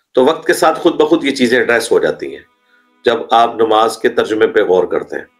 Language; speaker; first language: Urdu; non-native, local second language; Punjabi